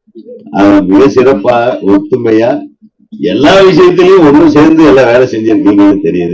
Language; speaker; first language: Tamil; native; Tamil